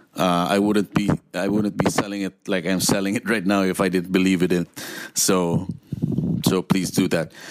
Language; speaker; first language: English; non-native, local second language; Filipino